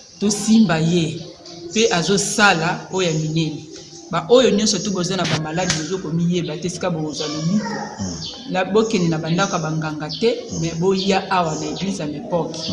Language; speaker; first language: Lingala; non-native, local second language; Kongo